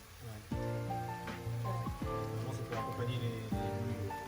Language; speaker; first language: French; native; French